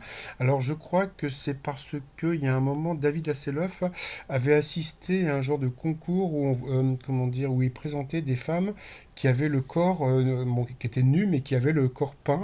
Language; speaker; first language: French; native; French